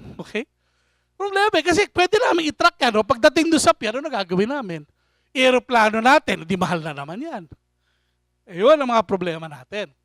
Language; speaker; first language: Filipino; native; Filipino